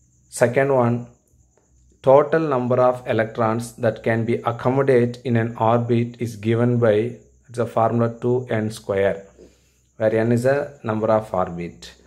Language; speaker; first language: English; non-native, local second language; Tamil